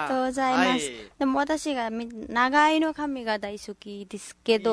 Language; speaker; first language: Japanese; non-native, learner; Nepali